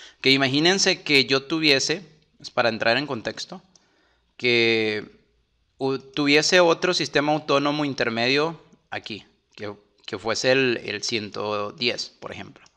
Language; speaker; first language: Spanish; native; Spanish